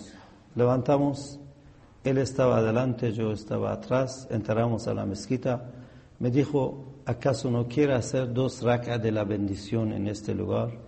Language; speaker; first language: Spanish; non-native, fluent; Persian